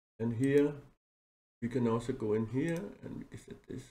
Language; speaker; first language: English; non-native, learner; Danish